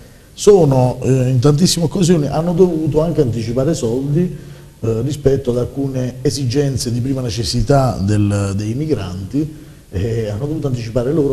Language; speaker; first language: Italian; native; Italian